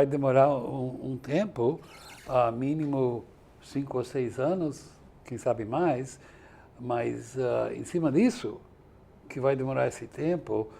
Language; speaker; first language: Portuguese; non-native, fluent; English